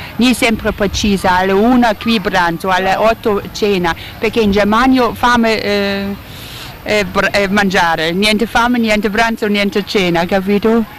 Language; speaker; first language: Italian; non-native, learner; German